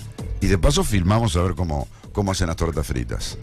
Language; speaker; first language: Spanish; native; Spanish